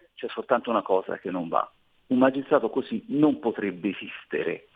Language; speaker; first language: Italian; native; Italian